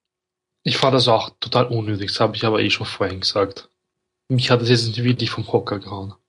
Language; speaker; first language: German; native; German